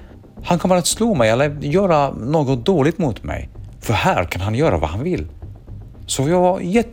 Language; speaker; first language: Swedish; early bilingual, other home language; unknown